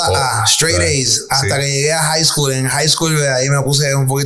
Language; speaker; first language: Spanish; native; Spanish